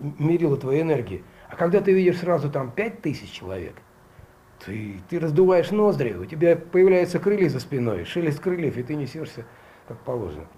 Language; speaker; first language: Russian; native; Russian